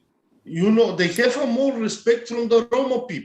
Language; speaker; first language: English; non-native, learner; Bulgarian